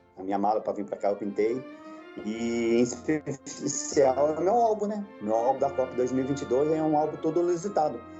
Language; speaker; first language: Portuguese; native; Portuguese